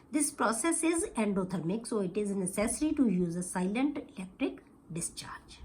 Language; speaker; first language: English; non-native, local second language; Punjabi